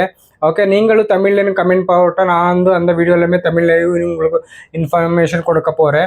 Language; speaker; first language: Tamil; non-native, learner; Telugu